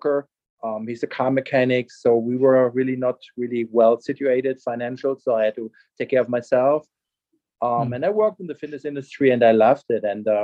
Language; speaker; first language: English; non-native, fluent; German